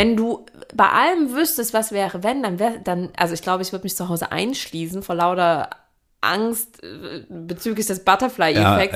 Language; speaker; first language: German; native; German